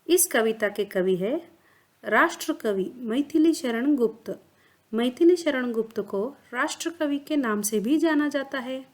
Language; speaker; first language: Hindi; non-native, local second language; Kannada